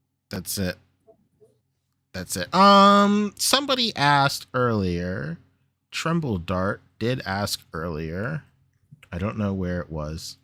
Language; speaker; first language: English; native; English